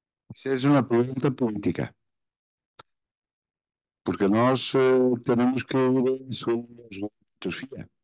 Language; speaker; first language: Spanish; non-native, fluent; Portuguese